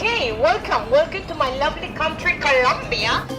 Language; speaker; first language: English; non-native, learner; Spanish